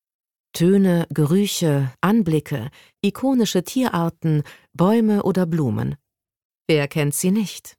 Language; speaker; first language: German; native; German